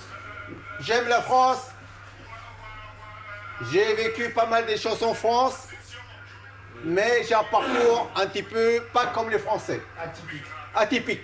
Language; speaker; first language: French; non-native, fluent; Spanish